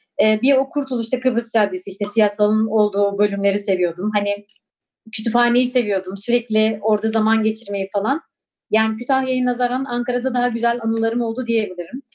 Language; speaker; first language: Turkish; non-native, local second language; Kurdish